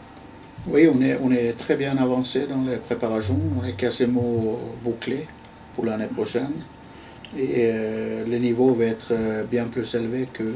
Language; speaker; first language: French; non-native, fluent; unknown